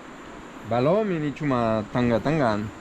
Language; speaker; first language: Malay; non-native, fluent; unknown